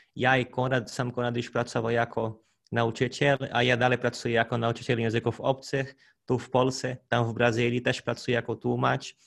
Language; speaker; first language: Polish; non-native, fluent; Portuguese